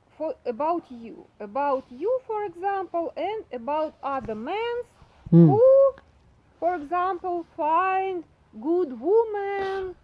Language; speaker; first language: English; non-native, learner; Russian